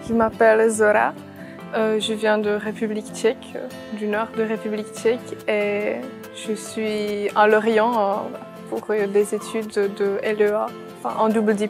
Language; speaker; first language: French; non-native, fluent; Czech